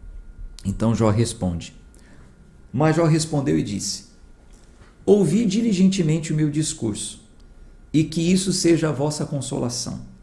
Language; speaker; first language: Portuguese; native; Portuguese